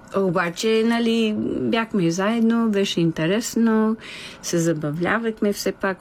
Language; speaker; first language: Bulgarian; non-native, fluent; English